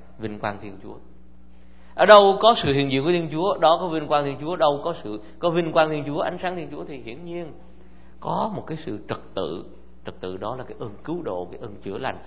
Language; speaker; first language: Vietnamese; early bilingual, heritage; Vietnamese